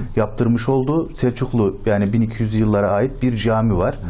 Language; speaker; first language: Turkish; native; Turkish